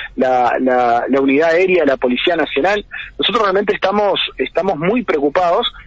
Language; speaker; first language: Spanish; native; Spanish